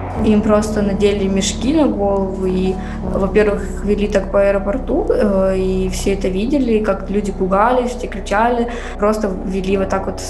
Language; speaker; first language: Russian; native; Russian